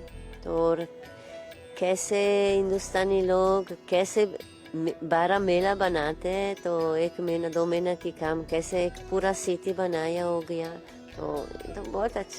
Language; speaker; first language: Hindi; non-native, learner; Spanish